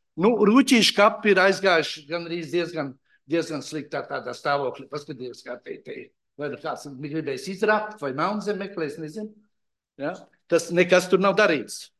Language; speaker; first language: Latvian; native; Latvian